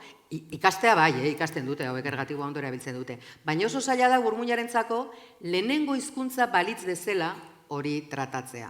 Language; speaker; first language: Basque; native; Basque